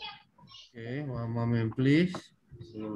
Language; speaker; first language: English; non-native, learner; Spanish